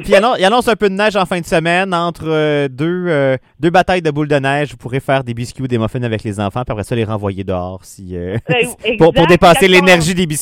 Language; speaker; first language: French; native; French